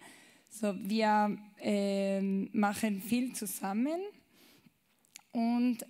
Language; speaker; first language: German; non-native, learner; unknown